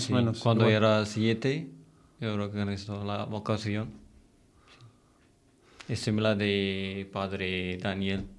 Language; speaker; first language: Spanish; non-native, learner; Tamil